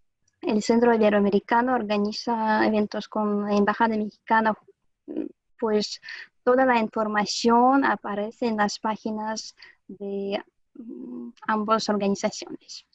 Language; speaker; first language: Spanish; non-native, fluent; Russian